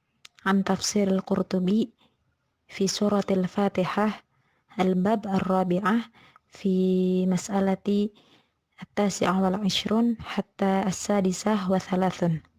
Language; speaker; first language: Arabic; non-native, learner; Indonesian